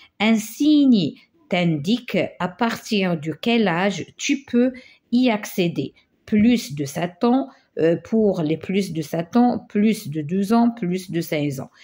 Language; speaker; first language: French; non-native, local second language; Arabic